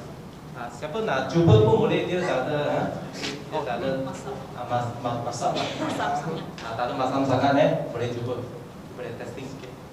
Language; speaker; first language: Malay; non-native, local second language; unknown